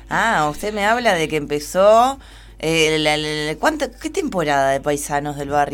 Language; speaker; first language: Spanish; native; Spanish